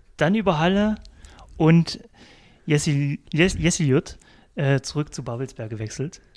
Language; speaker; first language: German; native; German